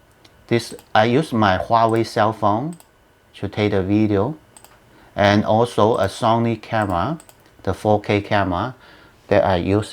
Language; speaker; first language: English; non-native, learner; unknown